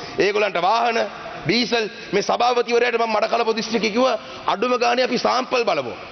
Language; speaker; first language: Sinhala; non-native, local second language; Tamil